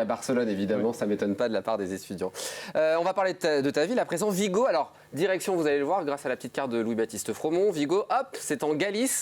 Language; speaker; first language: French; native; French